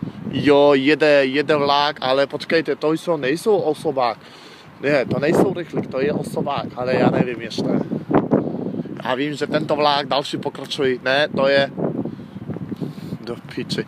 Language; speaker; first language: Czech; non-native, learner; Polish